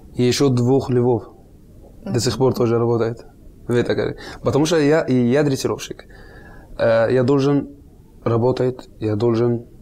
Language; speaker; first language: Russian; non-native, learner; Arabic